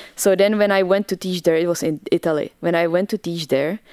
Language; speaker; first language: English; non-native, fluent; Czech